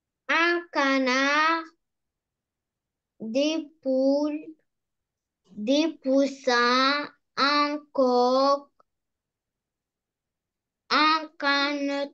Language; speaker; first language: French; non-native, learner; Arabic